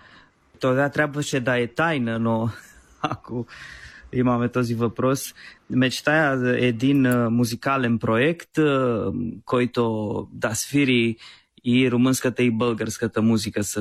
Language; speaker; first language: Bulgarian; non-native, fluent; Romanian